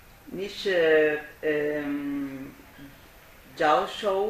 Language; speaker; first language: Chinese; non-native, learner; Italian